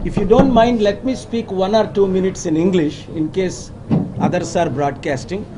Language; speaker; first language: English; non-native, local second language; Telugu